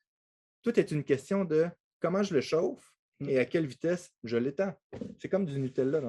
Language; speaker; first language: French; native; French